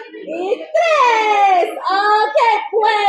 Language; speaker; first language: Spanish; early bilingual, heritage; English